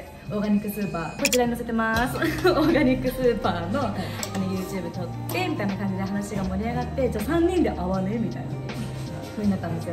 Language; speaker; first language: Japanese; native; Japanese